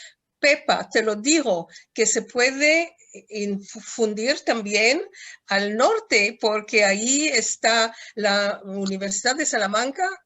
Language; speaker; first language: Spanish; non-native, fluent; Hebrew